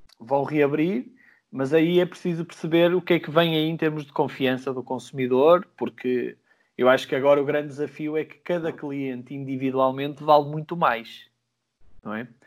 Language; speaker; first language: Portuguese; native; Portuguese